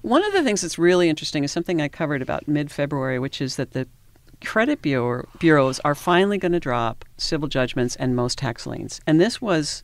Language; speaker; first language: English; native; English